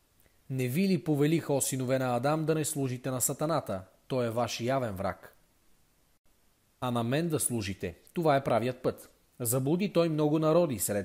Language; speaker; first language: Bulgarian; native; Bulgarian